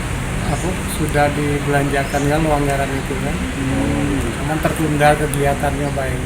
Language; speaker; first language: Indonesian; native; Indonesian